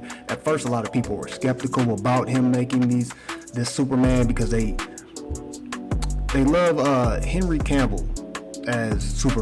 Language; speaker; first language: English; native; English